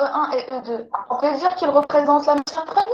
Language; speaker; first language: French; non-native, local second language; Arabic